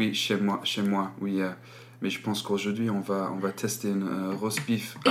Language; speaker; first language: French; non-native, learner; English